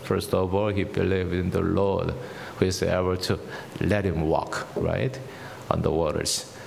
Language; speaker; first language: English; non-native, fluent; Korean